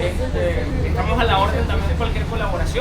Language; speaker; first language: Spanish; native; Spanish